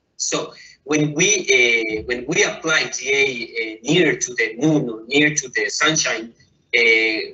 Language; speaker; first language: English; non-native, fluent; Spanish